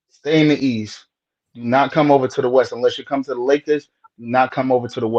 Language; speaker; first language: English; native; English